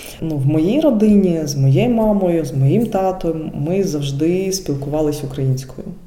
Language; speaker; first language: Ukrainian; native; Ukrainian